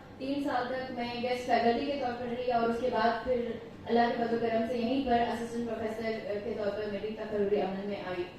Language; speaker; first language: Urdu; native; Urdu